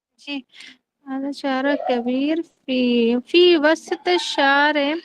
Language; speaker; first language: Arabic; non-native, learner; Urdu